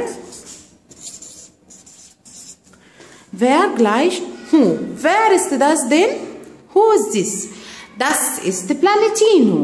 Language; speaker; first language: German; non-native, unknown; Arabic